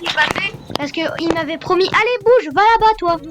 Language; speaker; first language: French; native; French